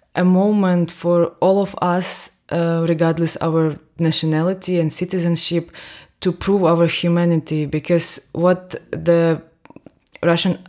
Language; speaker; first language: English; non-native, fluent; Ukrainian